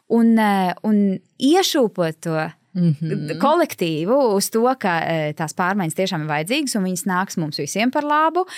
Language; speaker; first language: Latvian; native; Latvian